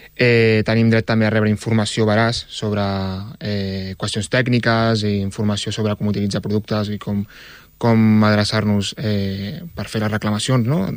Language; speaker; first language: Catalan; early bilingual, other home language; Arabic